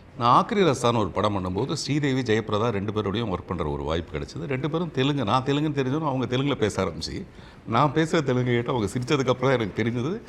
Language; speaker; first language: Tamil; non-native, local second language; Telugu